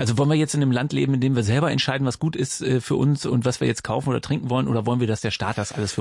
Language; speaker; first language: German; native; German